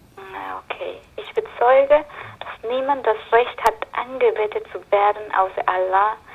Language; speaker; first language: German; non-native, learner; Spanish